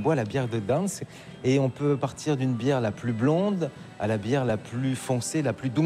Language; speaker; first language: French; native; French